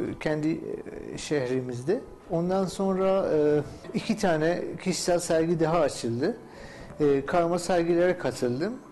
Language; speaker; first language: Turkish; non-native, fluent; Persian